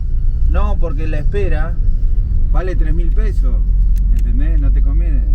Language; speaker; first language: Spanish; native; Spanish